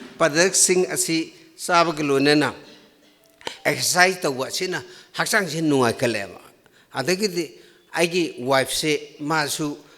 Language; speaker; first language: Manipuri; non-native, local second language; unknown